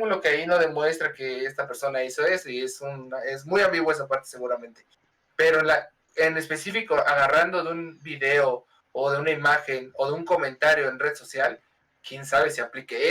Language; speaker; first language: Spanish; native; Spanish